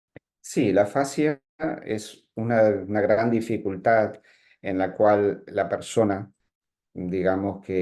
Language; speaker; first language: Spanish; native; Spanish